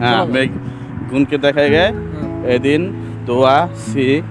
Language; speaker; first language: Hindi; non-native, learner; Nepali